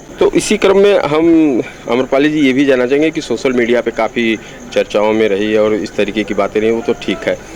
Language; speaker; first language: Hindi; native; Hindi